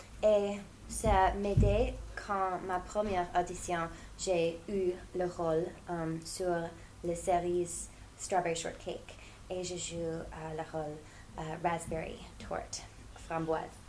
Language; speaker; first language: French; non-native, fluent; English